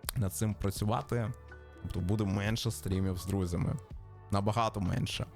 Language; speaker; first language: Ukrainian; native; Ukrainian